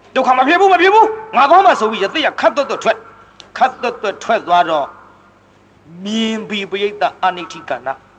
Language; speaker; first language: Burmese; native; Burmese